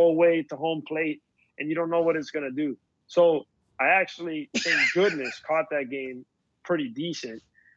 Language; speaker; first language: English; native; English